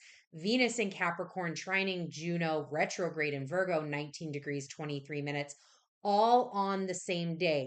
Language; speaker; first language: English; native; English